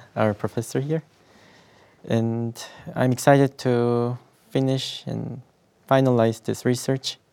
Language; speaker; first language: English; non-native, fluent; Korean